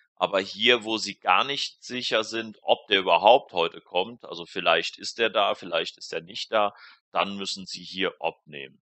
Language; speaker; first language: German; native; German